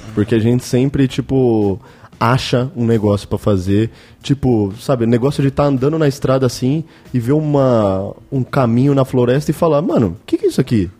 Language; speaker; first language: Portuguese; native; Portuguese